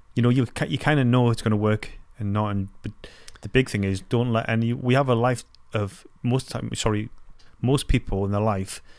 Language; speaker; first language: English; native; English